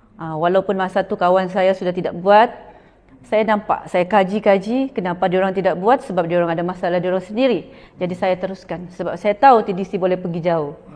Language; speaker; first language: Malay; native; Malay